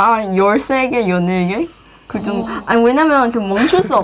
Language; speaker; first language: Korean; non-native, fluent; Chinese